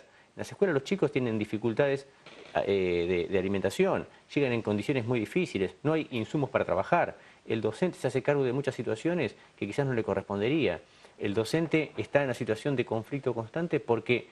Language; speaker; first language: Spanish; native; Spanish